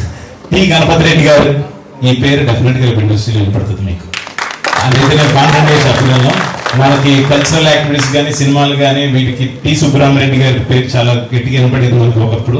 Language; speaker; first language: Telugu; native; Telugu